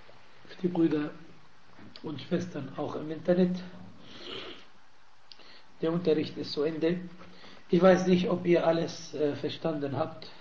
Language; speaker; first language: German; non-native, fluent; Arabic